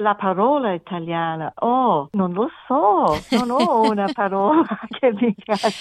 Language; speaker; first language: Italian; non-native, learner; German